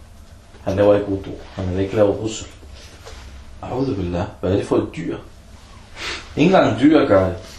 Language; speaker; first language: Danish; early bilingual, other home language; Arabic